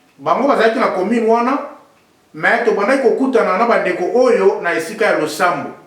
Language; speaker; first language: Lingala; native; Lingala